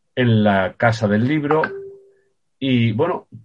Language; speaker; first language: Spanish; native; Spanish